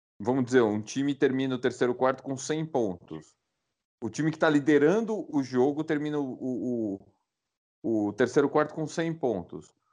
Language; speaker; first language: Portuguese; native; Portuguese